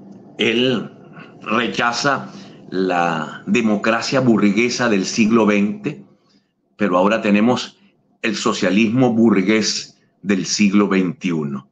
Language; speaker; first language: Spanish; native; Spanish